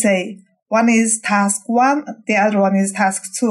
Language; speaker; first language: English; non-native, fluent; Mongolian